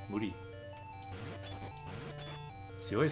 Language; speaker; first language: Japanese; non-native, fluent; English